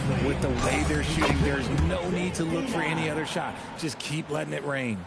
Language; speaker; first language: English; native; English